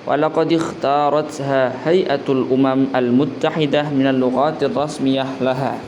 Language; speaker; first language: Arabic; non-native, learner; Indonesian